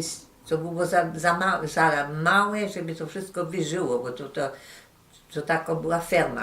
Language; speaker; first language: Polish; early bilingual, heritage; Polish